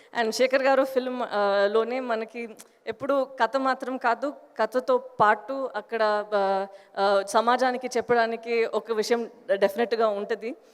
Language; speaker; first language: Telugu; non-native, fluent; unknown